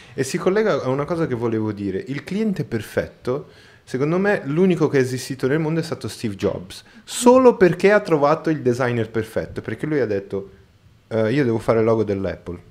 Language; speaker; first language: Italian; non-native, fluent; Portuguese